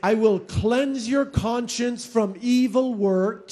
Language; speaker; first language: English; native; English